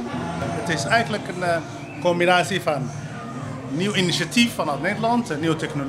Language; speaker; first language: Dutch; non-native, fluent; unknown